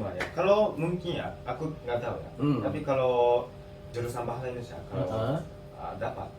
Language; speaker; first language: Indonesian; non-native, learner; Japanese